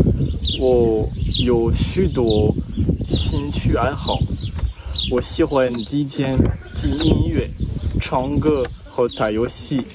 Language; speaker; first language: Chinese; non-native, learner; French